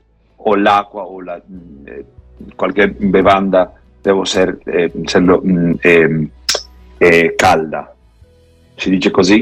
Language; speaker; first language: Italian; non-native, fluent; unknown